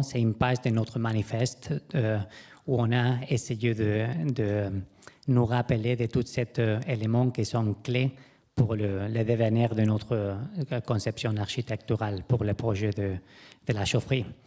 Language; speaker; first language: French; non-native, fluent; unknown